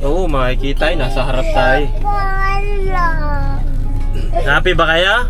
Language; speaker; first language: Filipino; native; Filipino